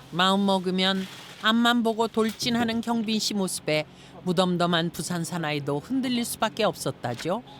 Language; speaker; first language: Korean; native; Korean